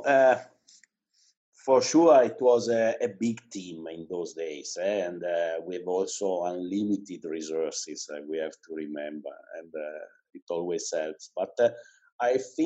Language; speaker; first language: English; non-native, fluent; Italian